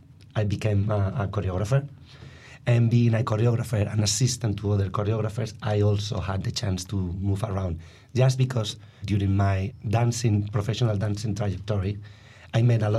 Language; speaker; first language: English; non-native, fluent; Spanish